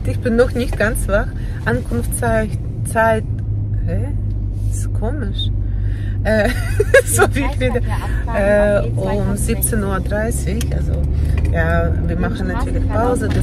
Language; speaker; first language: German; non-native, fluent; Russian